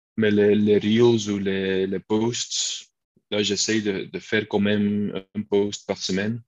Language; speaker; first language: French; non-native, local second language; Dutch